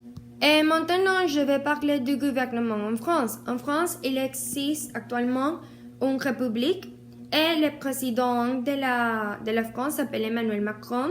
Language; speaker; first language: French; non-native, learner; Spanish